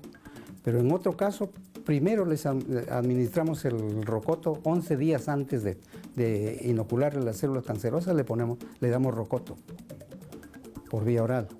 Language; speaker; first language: Spanish; native; Spanish